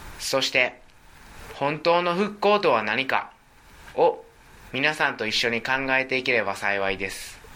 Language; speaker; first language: Japanese; native; Japanese